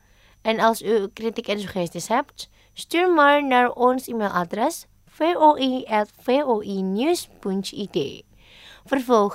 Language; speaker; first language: Dutch; non-native, fluent; Indonesian